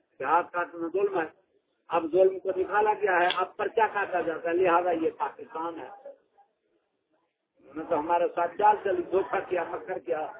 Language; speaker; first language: Urdu; non-native, local second language; Punjabi